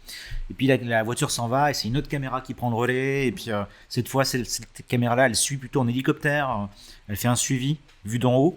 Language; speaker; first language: French; native; French